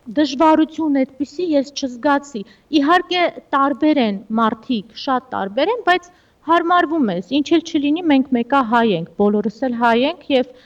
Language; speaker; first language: Armenian; early bilingual, heritage; Armenian